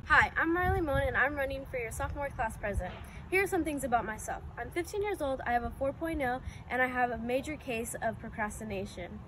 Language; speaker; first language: English; native; English